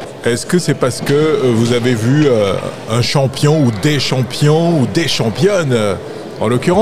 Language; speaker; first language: French; native; French